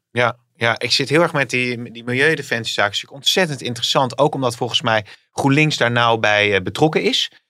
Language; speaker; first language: Dutch; native; Dutch